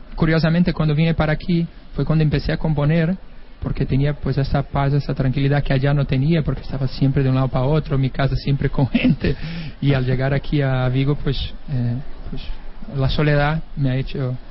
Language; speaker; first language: Spanish; non-native, fluent; Portuguese